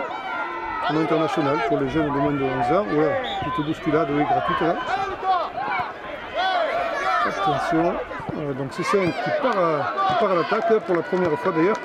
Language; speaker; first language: French; native; French